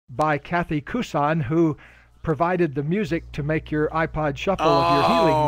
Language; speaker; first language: English; native; English